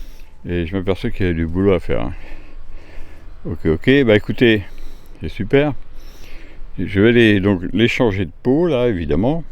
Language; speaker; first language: French; native; French